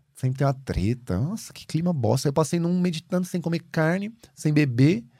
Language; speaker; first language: Portuguese; native; Portuguese